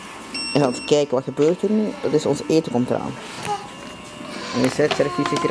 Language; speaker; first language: Dutch; native; Dutch